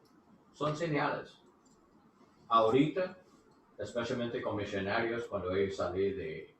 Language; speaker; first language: Spanish; non-native, learner; English